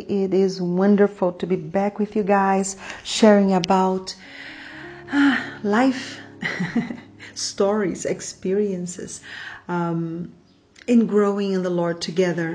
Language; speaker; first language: English; non-native, fluent; Portuguese